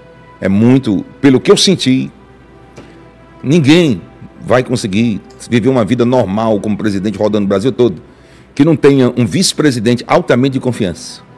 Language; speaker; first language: Portuguese; native; Portuguese